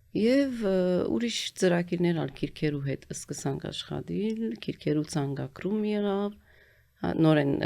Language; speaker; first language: Armenian; early bilingual, heritage; Armenian